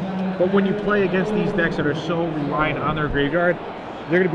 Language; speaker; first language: English; native; English